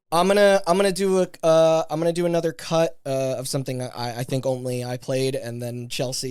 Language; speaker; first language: English; native; English